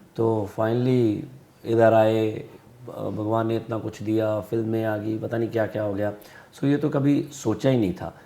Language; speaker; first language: Hindi; non-native, local second language; Punjabi